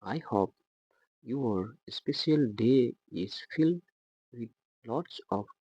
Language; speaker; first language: English; non-native, local second language; Assamese